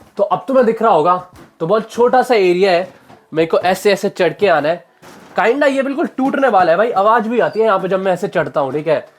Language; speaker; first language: Hindi; native; Hindi